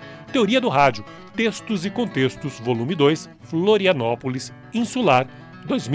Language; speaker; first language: Portuguese; native; Portuguese